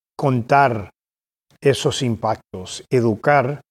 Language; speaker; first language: Spanish; early bilingual, heritage; Spanish